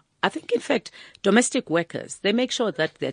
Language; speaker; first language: English; non-native, local second language; Zulu